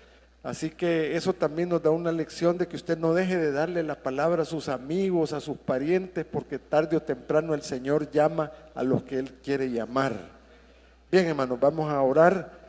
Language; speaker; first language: Spanish; native; Spanish